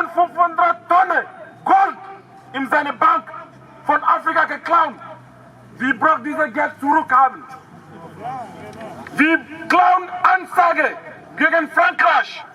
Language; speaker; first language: German; non-native, learner; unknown